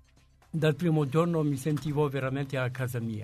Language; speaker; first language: Italian; non-native, fluent; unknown